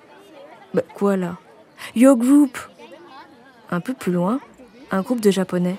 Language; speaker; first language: French; native; French